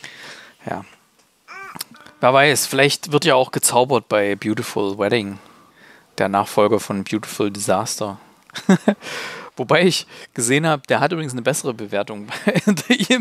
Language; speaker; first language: German; native; German